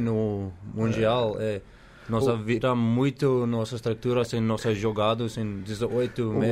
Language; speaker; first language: Portuguese; non-native, learner; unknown